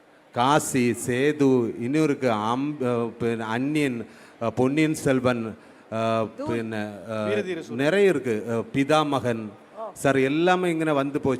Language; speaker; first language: Tamil; non-native, learner; Malayalam